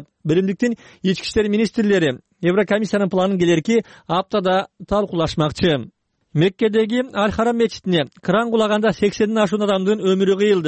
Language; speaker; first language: Kyrgyz; native; Kyrgyz